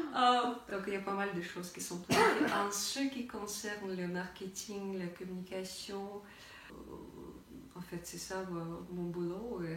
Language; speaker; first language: French; non-native, fluent; Russian